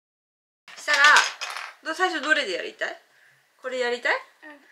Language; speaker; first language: Japanese; early bilingual, heritage; Japanese